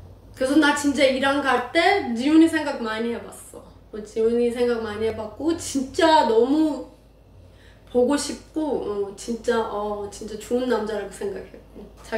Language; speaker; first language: Korean; non-native, learner; Persian